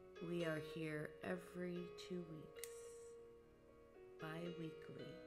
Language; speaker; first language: English; early bilingual, other home language; Portuguese